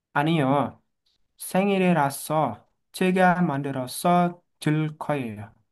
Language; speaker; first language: Korean; non-native, learner; Indonesian